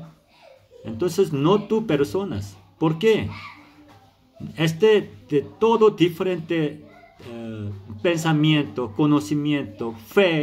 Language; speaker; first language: Spanish; non-native, learner; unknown